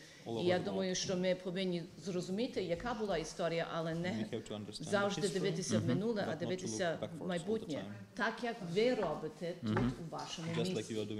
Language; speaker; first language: Ukrainian; early bilingual, heritage; Ukrainian